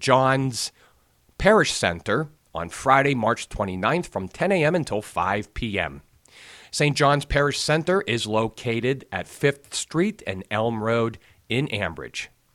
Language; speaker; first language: English; native; English